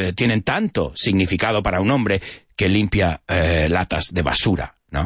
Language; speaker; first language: Spanish; non-native, fluent; English